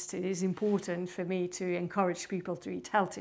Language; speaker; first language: English; non-native, fluent; French